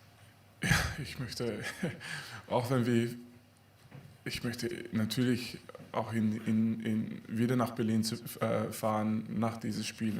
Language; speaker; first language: German; non-native, fluent; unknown